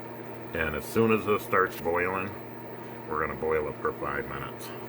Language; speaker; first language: English; native; English